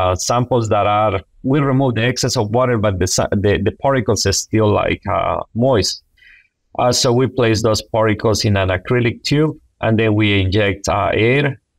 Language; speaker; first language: English; non-native, fluent; Spanish